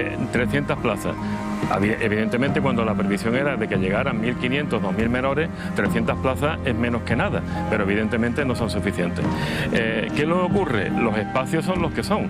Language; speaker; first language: Spanish; native; Spanish